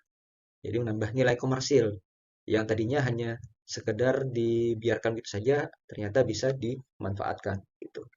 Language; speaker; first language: Indonesian; native; Indonesian